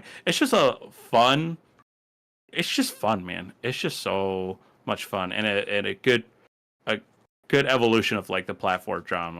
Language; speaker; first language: English; native; English